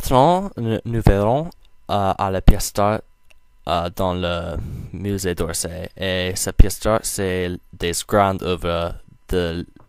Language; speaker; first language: French; non-native, learner; English